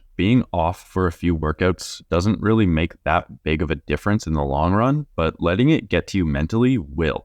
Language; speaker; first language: English; native; English